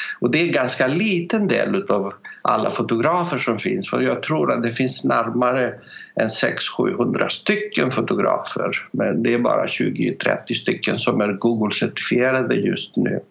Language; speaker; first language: Swedish; non-native, fluent; Greek